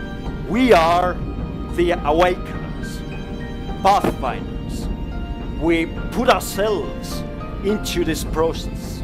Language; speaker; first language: English; non-native, fluent; Estonian